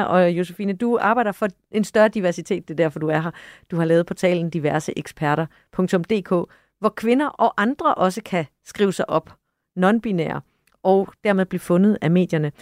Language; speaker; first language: Danish; native; Danish